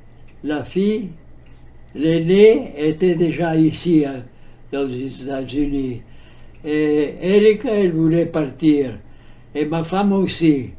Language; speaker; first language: French; early bilingual, heritage; French